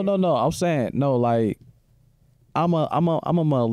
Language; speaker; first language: English; native; English